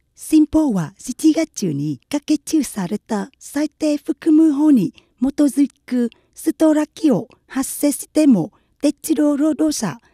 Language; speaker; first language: Japanese; non-native, fluent; Vietnamese